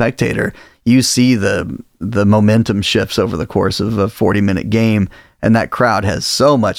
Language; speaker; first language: English; native; English